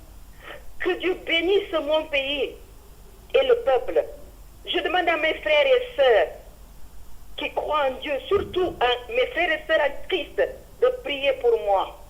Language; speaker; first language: French; non-native, fluent; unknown